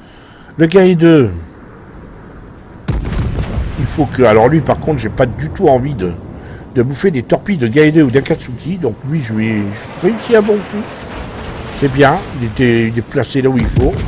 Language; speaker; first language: French; native; French